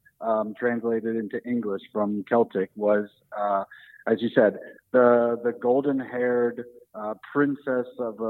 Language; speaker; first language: English; native; English